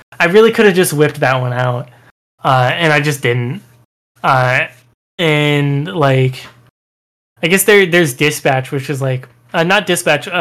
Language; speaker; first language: English; native; English